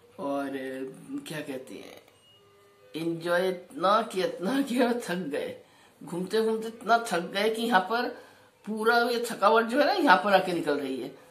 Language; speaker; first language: Hindi; non-native, local second language; Bangla